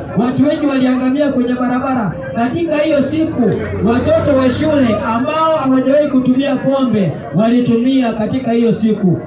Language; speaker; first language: Swahili; non-native, local second language; Gusii